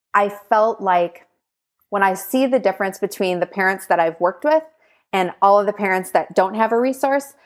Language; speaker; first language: English; native; English